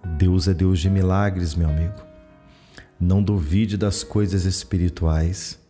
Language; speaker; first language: Portuguese; native; Portuguese